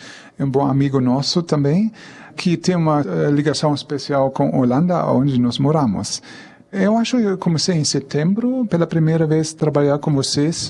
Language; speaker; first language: Portuguese; non-native, fluent; German